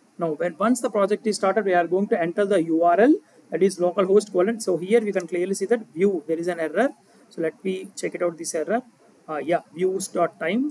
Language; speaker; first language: English; non-native, local second language; Telugu